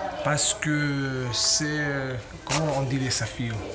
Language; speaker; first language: French; early bilingual, heritage; French